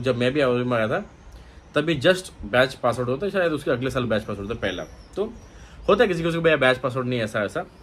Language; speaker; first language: Hindi; non-native, local second language; Marathi